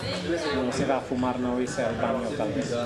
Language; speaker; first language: Spanish; non-native, fluent; English